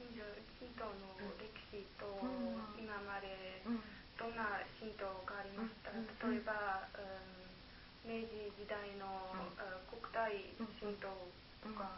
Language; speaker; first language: Japanese; non-native, learner; German